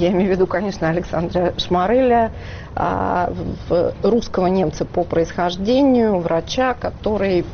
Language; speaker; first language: Russian; native; Russian